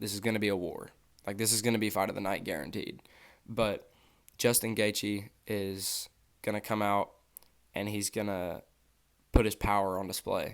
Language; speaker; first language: English; native; English